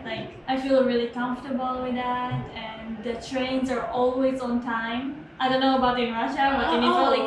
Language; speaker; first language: English; non-native, fluent; Hebrew